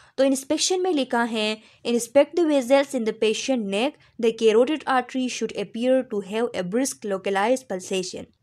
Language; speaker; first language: Urdu; non-native, local second language; Pashto